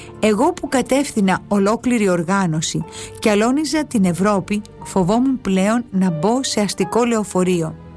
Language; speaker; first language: Greek; native; Greek